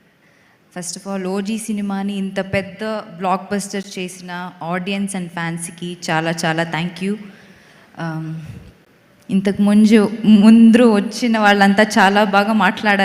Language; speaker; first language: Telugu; non-native, fluent; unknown